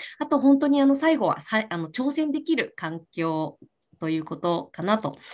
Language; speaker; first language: Japanese; native; Japanese